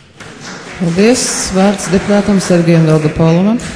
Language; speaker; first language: Latvian; native; Latvian